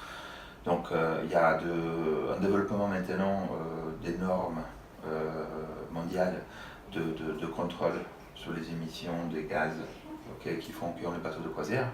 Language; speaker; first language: French; non-native, fluent; Italian